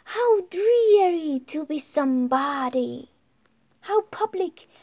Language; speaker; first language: English; non-native, learner; Persian